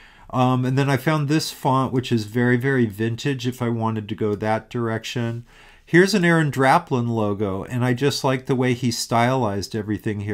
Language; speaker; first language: English; native; English